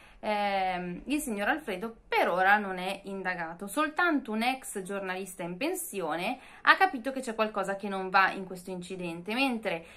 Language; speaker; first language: Italian; native; Italian